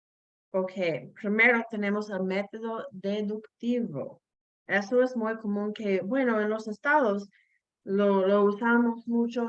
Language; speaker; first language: Spanish; non-native, fluent; English